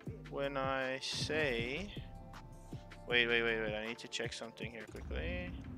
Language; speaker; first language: English; non-native, local second language; Afrikaans